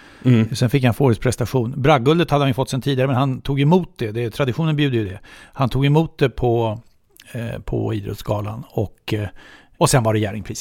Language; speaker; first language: Swedish; native; Swedish